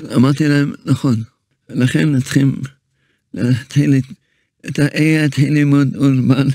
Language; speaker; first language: Hebrew; early bilingual, other home language; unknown